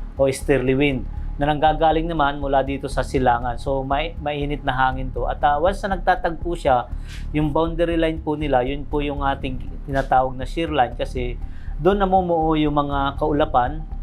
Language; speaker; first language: Filipino; non-native, local second language; Bikol